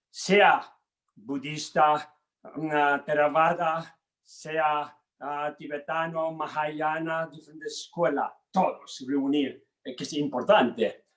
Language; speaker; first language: Spanish; non-native, learner; Tibetan